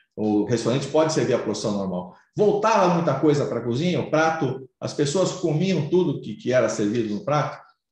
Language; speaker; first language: Portuguese; native; Portuguese